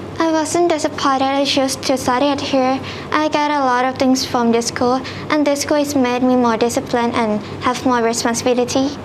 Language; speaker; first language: English; non-native, learner; Thai